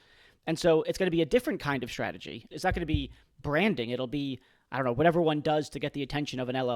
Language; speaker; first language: English; native; English